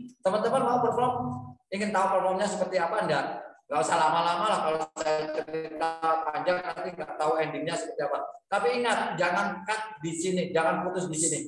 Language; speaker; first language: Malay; non-native, local second language; Javanese